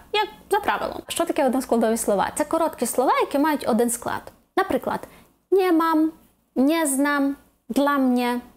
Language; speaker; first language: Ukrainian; native; Ukrainian